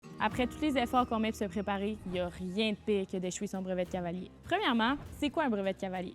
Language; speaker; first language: French; native; French